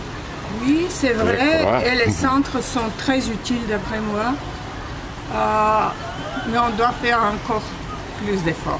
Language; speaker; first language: French; non-native, fluent; Bulgarian